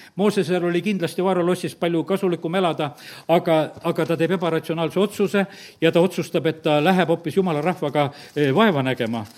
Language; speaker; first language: Estonian; native; Estonian